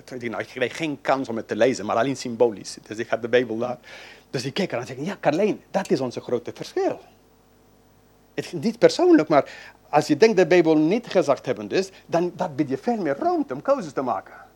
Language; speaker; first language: Dutch; non-native, fluent; English